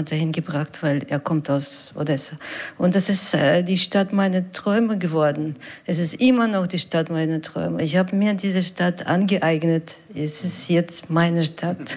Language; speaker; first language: German; non-native, fluent; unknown